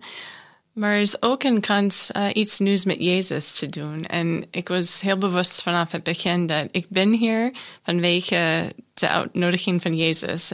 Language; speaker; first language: Dutch; non-native, learner; English